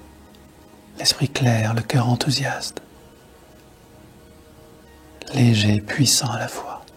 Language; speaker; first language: French; native; French